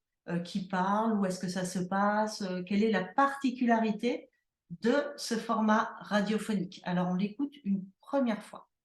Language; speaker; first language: French; native; French